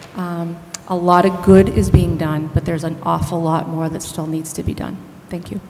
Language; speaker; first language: English; native; English